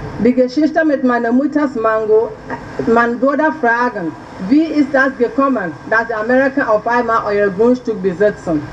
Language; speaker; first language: German; non-native, fluent; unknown